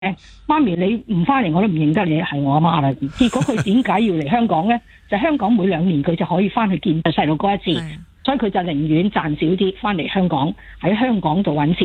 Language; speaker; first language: Cantonese; native; Cantonese